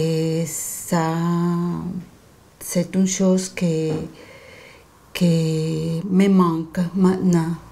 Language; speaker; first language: French; non-native, learner; Spanish